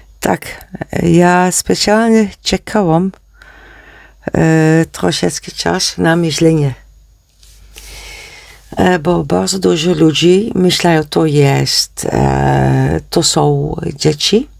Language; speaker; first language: Polish; non-native, learner; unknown